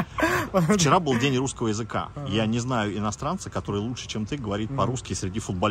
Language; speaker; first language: Russian; native; Russian